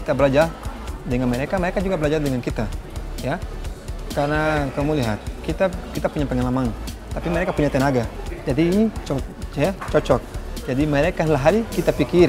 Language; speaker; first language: Indonesian; non-native, fluent; Portuguese